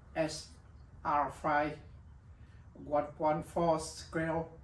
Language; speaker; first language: English; non-native, learner; Vietnamese